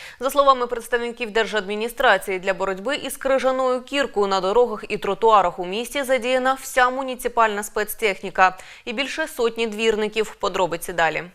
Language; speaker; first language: Ukrainian; native; Ukrainian